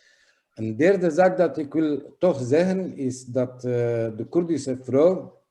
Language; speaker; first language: Dutch; non-native, fluent; Kurdish